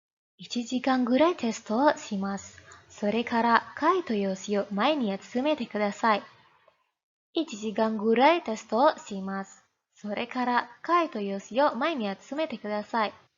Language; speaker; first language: Japanese; non-native, fluent; Indonesian